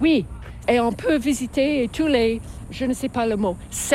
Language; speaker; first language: French; non-native, fluent; English